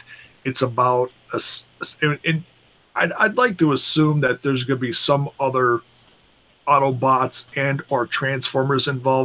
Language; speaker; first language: English; native; English